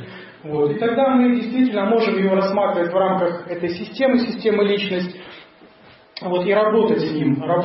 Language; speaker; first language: Russian; native; Russian